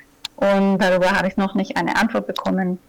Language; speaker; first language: German; non-native, fluent; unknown